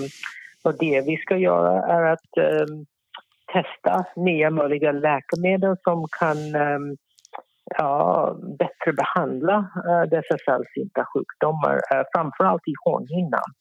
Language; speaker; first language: Swedish; non-native, fluent; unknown